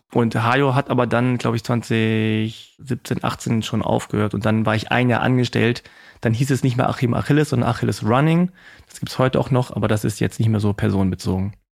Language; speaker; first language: German; native; German